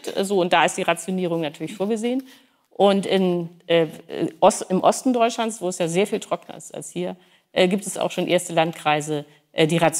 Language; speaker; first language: German; native; German